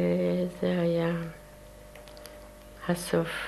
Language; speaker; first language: Hebrew; non-native, fluent; Yiddish